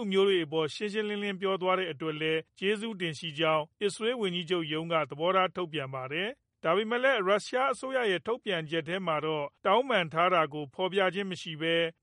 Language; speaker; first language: Burmese; native; Burmese